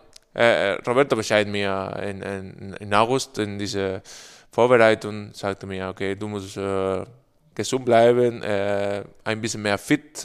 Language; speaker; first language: German; non-native, learner; Spanish